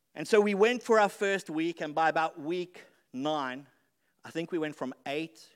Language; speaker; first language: English; native; English